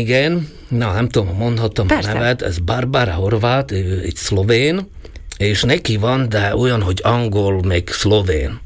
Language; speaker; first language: Hungarian; non-native, local second language; Slovak